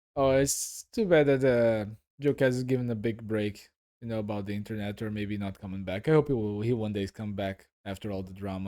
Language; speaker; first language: English; non-native, fluent; Portuguese